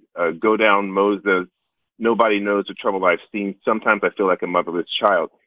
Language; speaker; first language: English; native; English